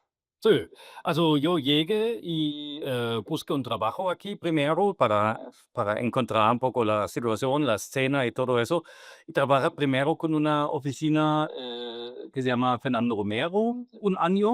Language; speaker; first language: Spanish; non-native, fluent; German